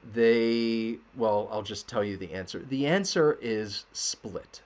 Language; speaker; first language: English; native; English